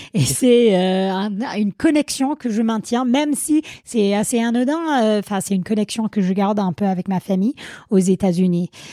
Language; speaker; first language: French; non-native, fluent; English